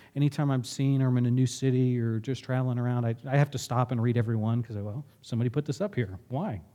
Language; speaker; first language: English; native; English